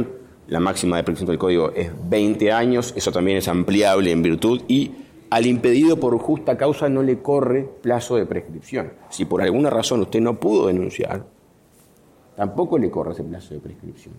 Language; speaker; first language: Spanish; native; Spanish